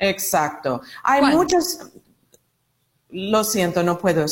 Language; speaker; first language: Spanish; non-native, learner; English